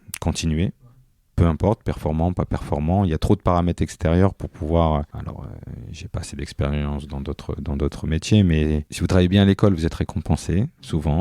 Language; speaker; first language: French; native; French